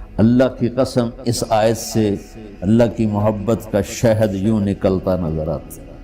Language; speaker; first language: Urdu; non-native, local second language; Punjabi